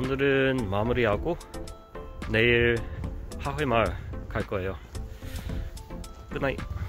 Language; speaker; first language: Korean; non-native, fluent; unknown